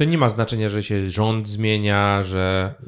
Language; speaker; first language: Polish; native; Polish